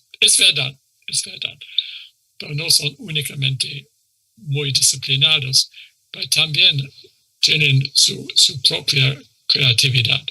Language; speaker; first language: Spanish; non-native, fluent; English